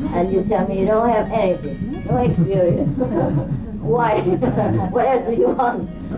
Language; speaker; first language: English; non-native, fluent; Vietnamese